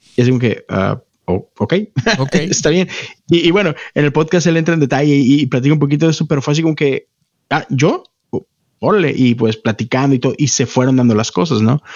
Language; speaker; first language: Spanish; native; Spanish